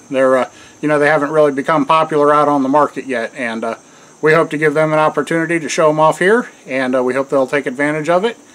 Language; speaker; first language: English; native; English